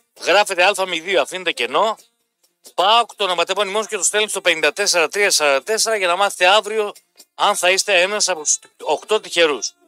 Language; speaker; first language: Greek; native; Greek